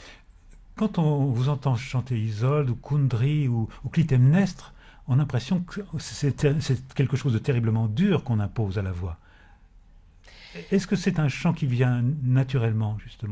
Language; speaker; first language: French; native; French